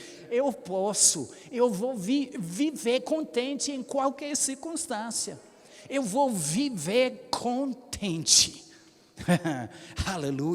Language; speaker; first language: Portuguese; non-native, fluent; English